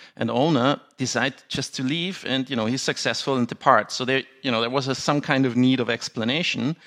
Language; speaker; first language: English; non-native, fluent; German